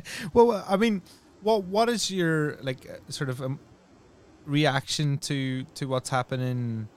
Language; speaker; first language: English; native; English